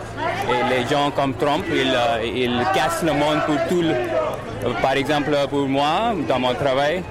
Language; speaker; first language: French; non-native, fluent; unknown